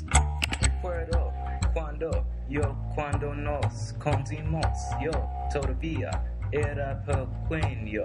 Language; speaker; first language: Spanish; non-native, learner; English